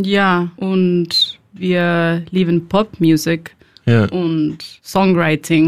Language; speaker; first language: German; non-native, learner; Spanish